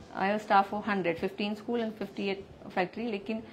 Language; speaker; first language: Hindi; non-native, local second language; Gujarati